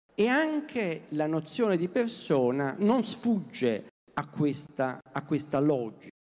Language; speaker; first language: Italian; native; Italian